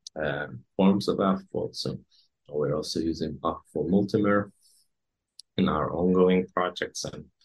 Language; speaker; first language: English; non-native, fluent; Hungarian